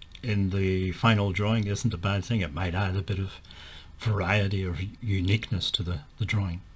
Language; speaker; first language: English; native; English